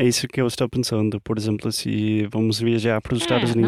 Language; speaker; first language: Portuguese; non-native, learner; English